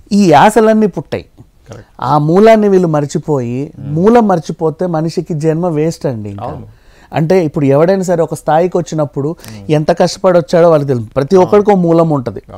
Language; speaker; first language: Telugu; native; Telugu